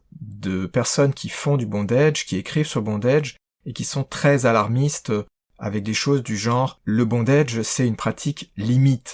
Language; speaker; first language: French; native; French